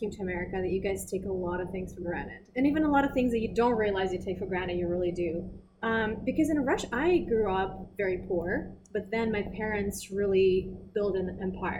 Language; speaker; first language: English; non-native, fluent; Russian